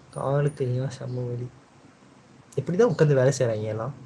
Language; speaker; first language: Tamil; early bilingual, heritage; Tamil